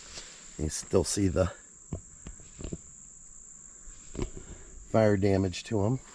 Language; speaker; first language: English; native; English